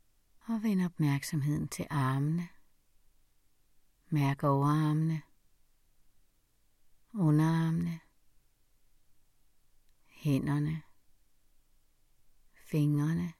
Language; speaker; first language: Danish; native; Danish